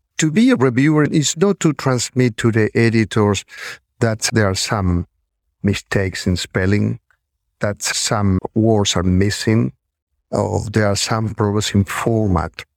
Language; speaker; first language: English; non-native, fluent; Spanish